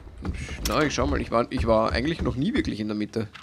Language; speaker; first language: German; native; German